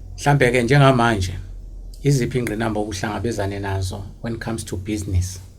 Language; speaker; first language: Zulu; native; Zulu